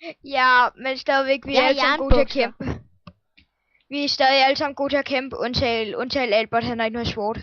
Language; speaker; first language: Danish; native; Danish